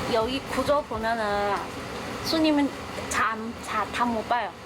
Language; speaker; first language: Korean; non-native, learner; Chinese